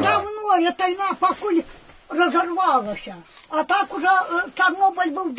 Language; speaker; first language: Russian; non-native, local second language; Belarusian